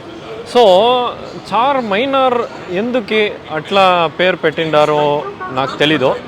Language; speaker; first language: Telugu; non-native, learner; Kannada